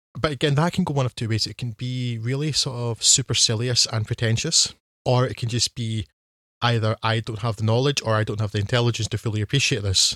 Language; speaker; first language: English; native; English